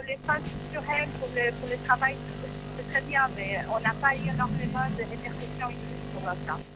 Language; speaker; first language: French; non-native, fluent; Portuguese